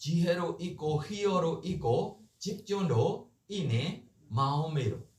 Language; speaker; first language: Korean; non-native, learner; Burmese